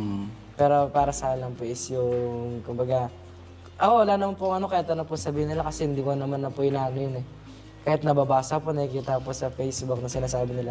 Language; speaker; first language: Filipino; native; Filipino